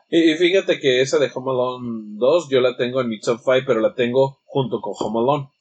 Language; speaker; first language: Spanish; early bilingual, heritage; Spanish